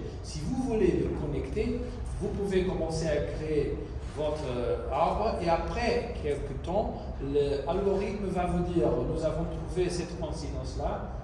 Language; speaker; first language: French; non-native, fluent; Portuguese